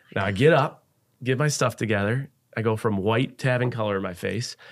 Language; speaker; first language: English; native; English